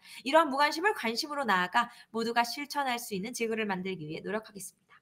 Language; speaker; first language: Korean; native; Korean